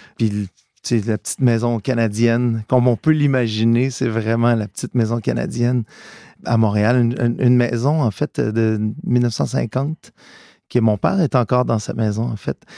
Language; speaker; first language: French; early bilingual, other home language; Italian